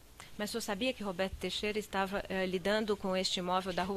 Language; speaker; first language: Portuguese; native; Portuguese